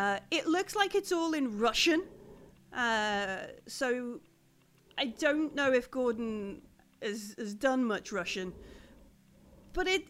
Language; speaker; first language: English; native; English